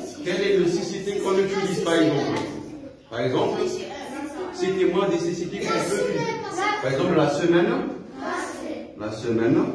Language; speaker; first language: French; non-native, local second language; Arabic